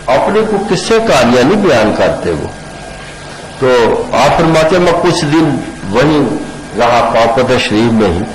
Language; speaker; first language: Urdu; non-native, local second language; Punjabi